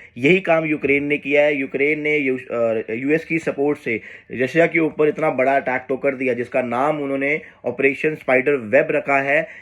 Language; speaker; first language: Hindi; native; Hindi